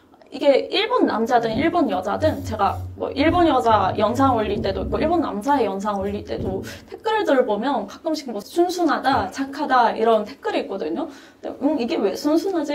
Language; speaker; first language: Korean; non-native, fluent; Japanese